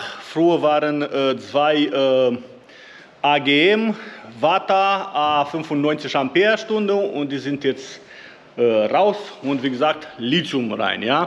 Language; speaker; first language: German; non-native, learner; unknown